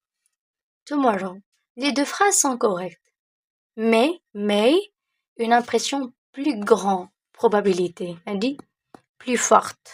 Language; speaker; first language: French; non-native, local second language; Arabic